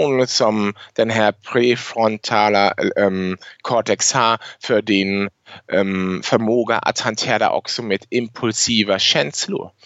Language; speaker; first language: Swedish; non-native, fluent; German